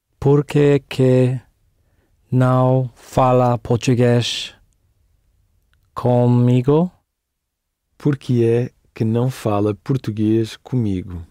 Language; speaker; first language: Portuguese; non-native, learner; English